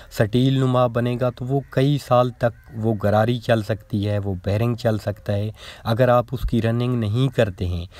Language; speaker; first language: Urdu; non-native, local second language; Punjabi